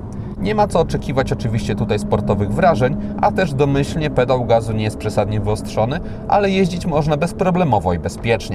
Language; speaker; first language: Polish; native; Polish